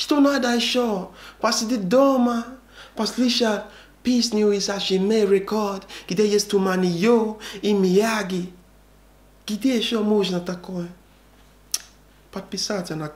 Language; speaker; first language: Russian; non-native, learner; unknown